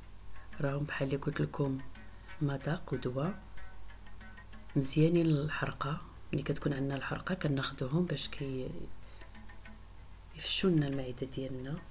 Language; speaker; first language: Arabic; native; Arabic